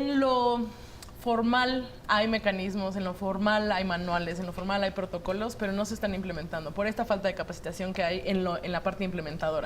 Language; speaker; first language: Spanish; native; Spanish